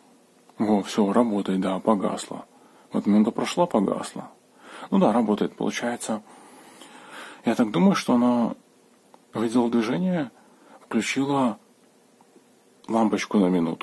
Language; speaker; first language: Russian; native; Russian